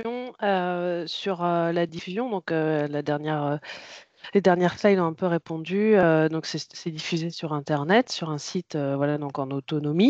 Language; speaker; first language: French; native; French